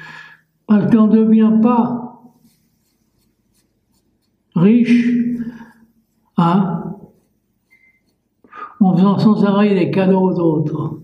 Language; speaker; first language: French; native; French